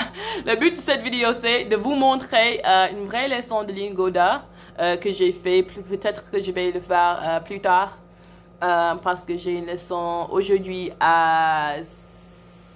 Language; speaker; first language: French; non-native, fluent; English